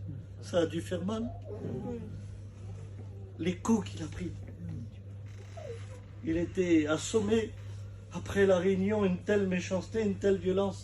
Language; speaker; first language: French; native; French